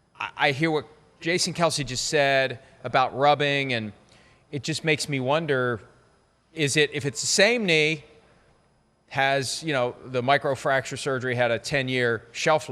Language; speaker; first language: English; native; English